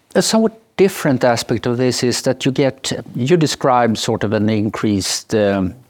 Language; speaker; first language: English; non-native, fluent; Swedish